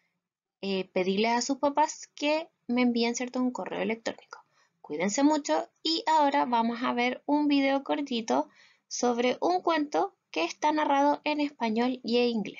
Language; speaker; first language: Spanish; native; Spanish